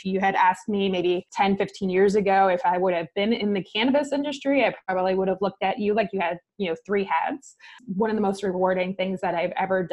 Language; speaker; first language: English; native; English